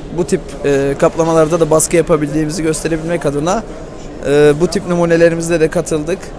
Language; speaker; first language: Turkish; native; Turkish